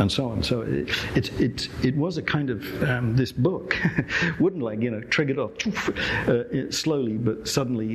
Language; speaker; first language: English; native; English